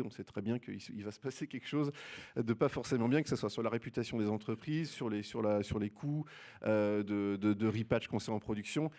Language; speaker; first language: French; native; French